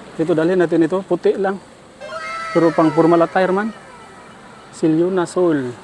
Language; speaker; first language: Filipino; non-native, local second language; Cebuano